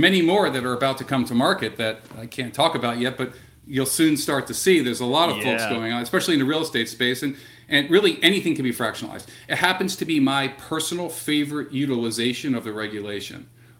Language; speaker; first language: English; native; English